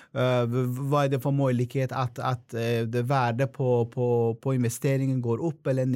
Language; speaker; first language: Swedish; non-native, fluent; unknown